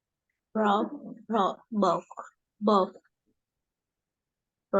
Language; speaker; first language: Indonesian; non-native, learner; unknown